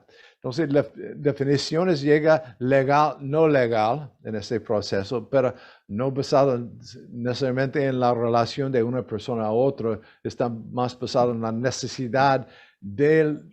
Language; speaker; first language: Spanish; non-native, learner; English